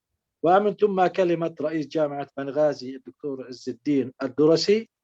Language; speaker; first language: Arabic; native; Arabic